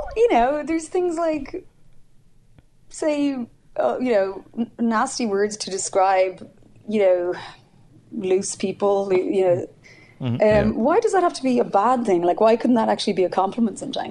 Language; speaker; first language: English; native; English